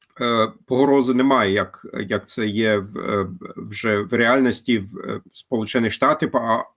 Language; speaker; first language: Ukrainian; non-native, fluent; German